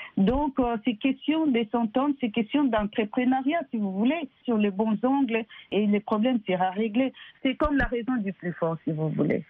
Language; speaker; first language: French; non-native, local second language; Lingala